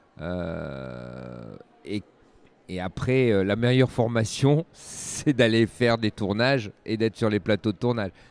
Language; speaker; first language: French; native; French